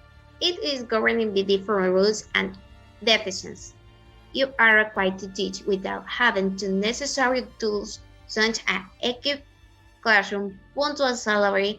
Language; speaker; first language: English; non-native, learner; Spanish